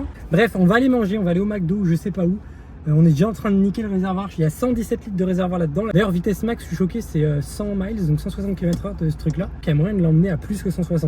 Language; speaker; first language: French; native; French